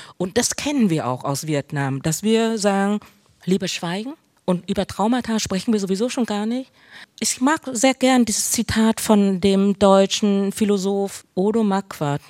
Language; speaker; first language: German; early bilingual, other home language; Vietnamese